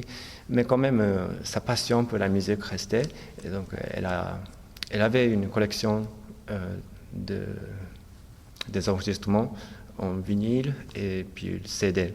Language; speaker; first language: French; non-native, fluent; Japanese